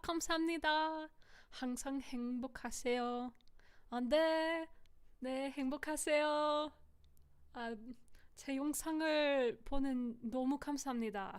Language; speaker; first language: Korean; non-native, learner; English